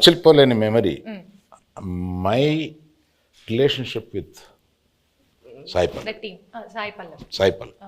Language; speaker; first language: Telugu; native; Telugu